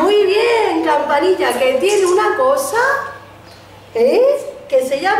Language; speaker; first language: Spanish; native; Spanish